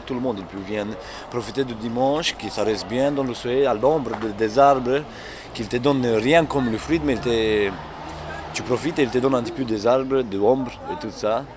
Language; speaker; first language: French; non-native, learner; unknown